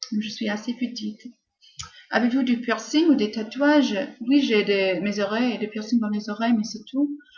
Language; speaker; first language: French; non-native, fluent; English